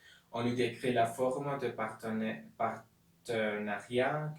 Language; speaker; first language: French; non-native, learner; Spanish